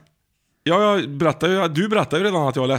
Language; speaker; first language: Swedish; native; Swedish